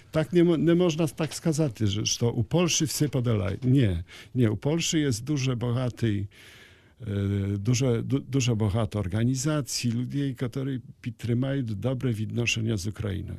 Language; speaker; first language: Ukrainian; non-native, learner; Polish